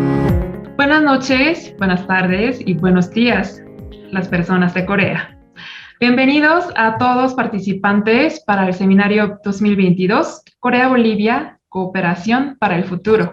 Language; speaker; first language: Spanish; non-native, learner; Korean